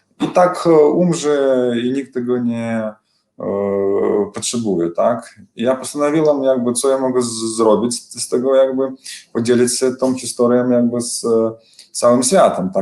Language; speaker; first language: Polish; non-native, learner; Belarusian